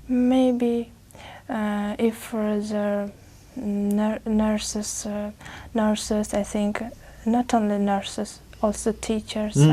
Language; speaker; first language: English; non-native, learner; Uzbek